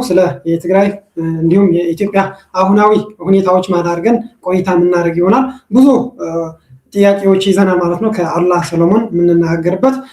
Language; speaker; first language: Amharic; non-native, local second language; Tigrinya